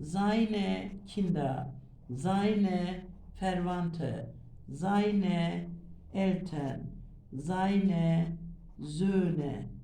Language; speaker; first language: German; non-native, fluent; Turkish